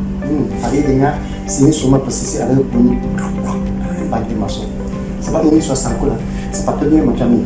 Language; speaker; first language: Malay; non-native, local second language; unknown